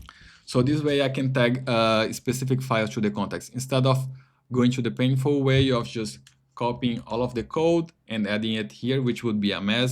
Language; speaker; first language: English; non-native, fluent; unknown